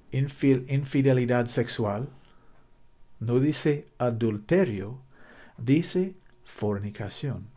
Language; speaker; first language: Spanish; non-native, learner; English